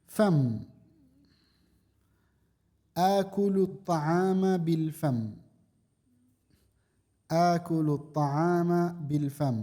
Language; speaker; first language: Arabic; non-native, fluent; Indonesian